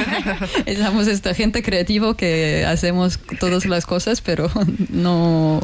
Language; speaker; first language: Spanish; non-native, fluent; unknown